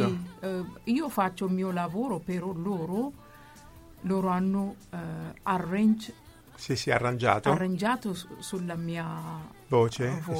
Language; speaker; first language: Italian; non-native, learner; Amharic